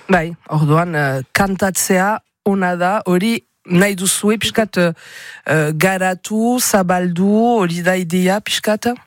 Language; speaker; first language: Basque; native; Basque